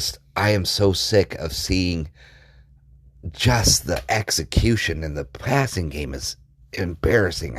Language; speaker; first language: English; native; English